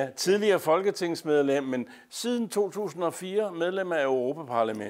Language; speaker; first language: Danish; native; Danish